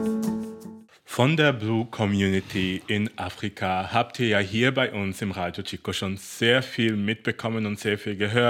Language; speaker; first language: German; native; German